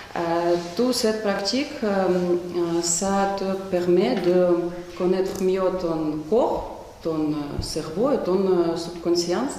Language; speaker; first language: French; non-native, fluent; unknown